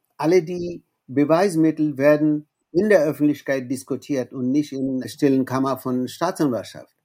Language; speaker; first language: German; non-native, fluent; Bangla